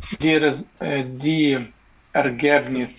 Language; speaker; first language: German; non-native, learner; Ukrainian